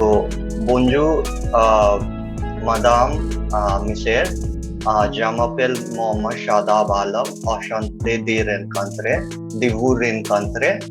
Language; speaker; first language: French; non-native, learner; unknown